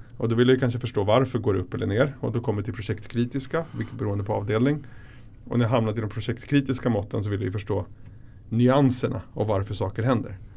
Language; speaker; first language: Swedish; early bilingual, other home language; Spanish